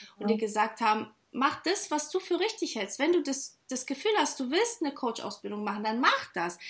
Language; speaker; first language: German; early bilingual, other home language; Portuguese